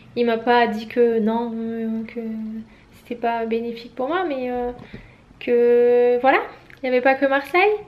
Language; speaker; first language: French; native; French